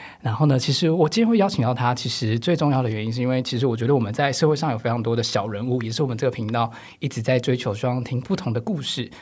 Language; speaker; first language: Chinese; native; Chinese